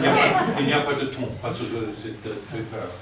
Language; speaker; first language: French; non-native, learner; Welsh